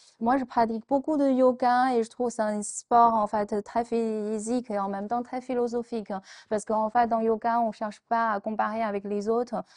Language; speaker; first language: French; non-native, fluent; Chinese